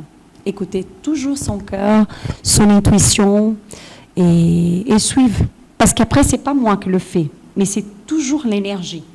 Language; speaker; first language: French; non-native, fluent; Portuguese